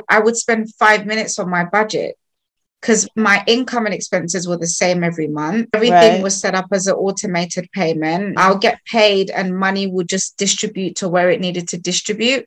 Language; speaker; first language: English; non-native, local second language; Krio